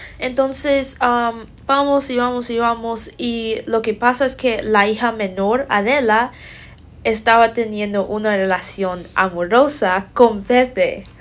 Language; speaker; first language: Spanish; non-native, learner; English